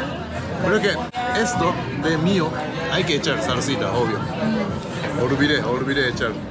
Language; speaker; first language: Spanish; non-native, learner; Japanese